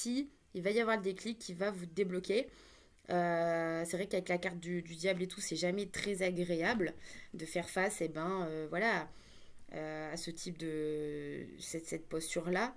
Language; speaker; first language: French; native; French